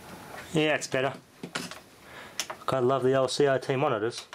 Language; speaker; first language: English; native; English